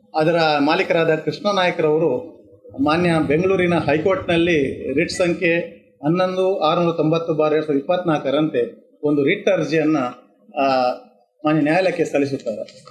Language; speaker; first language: Kannada; native; Kannada